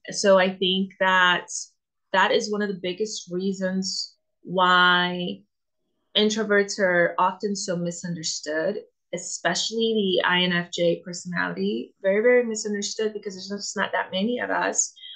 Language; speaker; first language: English; native; English